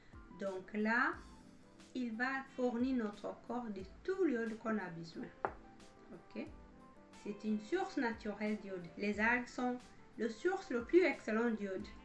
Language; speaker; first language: French; non-native, fluent; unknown